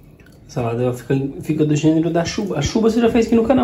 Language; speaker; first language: Portuguese; native; Portuguese